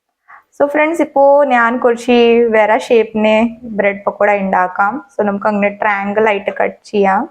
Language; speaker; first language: Malayalam; non-native, local second language; Hindi